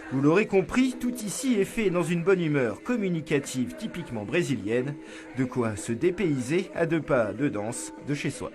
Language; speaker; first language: French; native; French